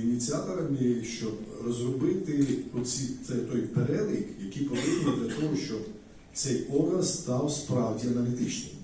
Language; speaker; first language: Ukrainian; non-native, fluent; Georgian